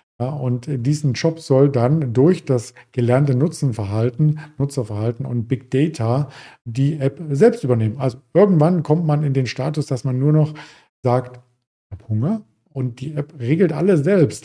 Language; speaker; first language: German; native; German